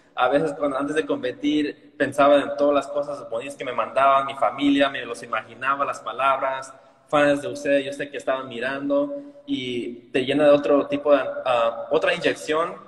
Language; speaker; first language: Spanish; early bilingual, heritage; Spanish